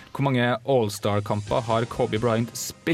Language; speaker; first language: Norwegian; native; Norwegian